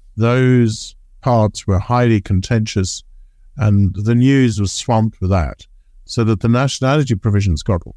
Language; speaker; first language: English; native; English